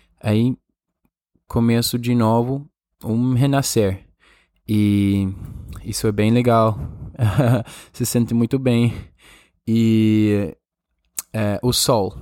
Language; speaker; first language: Portuguese; non-native, fluent; Spanish